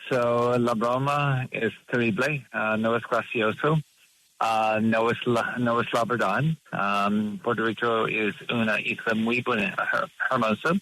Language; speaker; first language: Spanish; non-native, learner; English